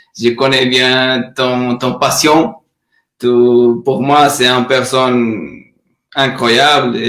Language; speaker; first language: French; non-native, learner; Portuguese